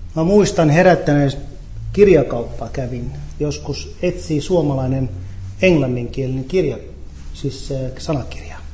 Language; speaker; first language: Finnish; non-native, fluent; Arabic